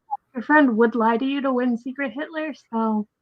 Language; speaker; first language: English; native; English